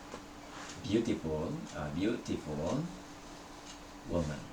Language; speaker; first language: English; non-native, fluent; Indonesian